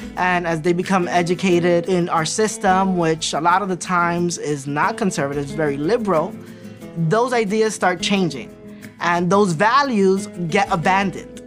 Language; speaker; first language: English; early bilingual, other home language; Spanish